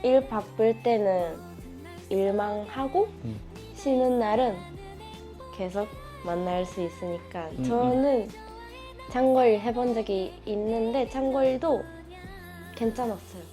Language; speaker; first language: Korean; non-native, learner; Japanese